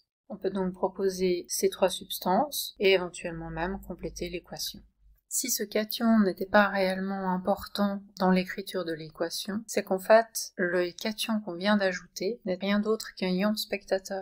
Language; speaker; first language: French; native; French